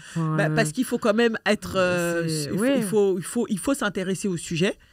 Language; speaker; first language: French; native; French